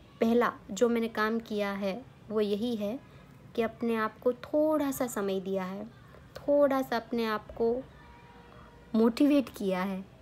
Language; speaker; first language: Hindi; non-native, local second language; Gujarati